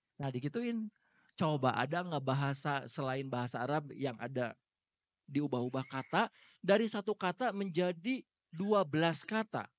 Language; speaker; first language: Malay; non-native, local second language; Sundanese